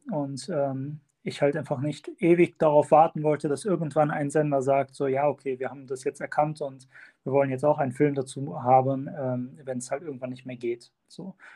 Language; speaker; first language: German; early bilingual, other home language; Turkish